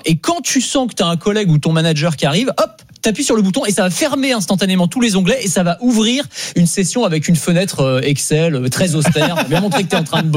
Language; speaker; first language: French; native; French